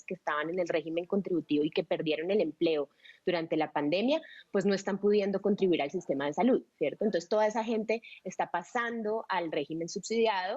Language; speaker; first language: Spanish; native; Spanish